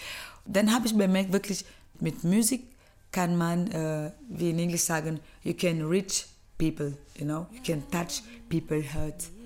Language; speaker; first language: German; non-native, learner; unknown